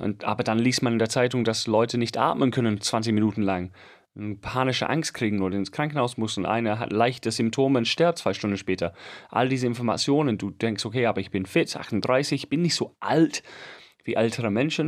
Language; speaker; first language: German; non-native, fluent; English